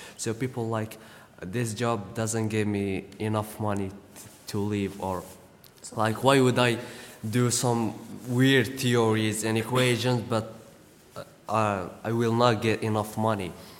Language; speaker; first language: English; non-native, fluent; Arabic